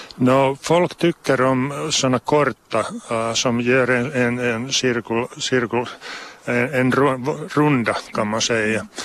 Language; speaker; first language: Swedish; non-native, local second language; Finnish